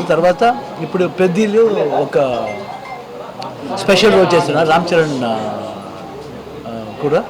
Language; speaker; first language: Telugu; non-native, learner; Kannada